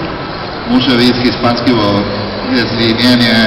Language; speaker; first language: Polish; non-native, learner; Spanish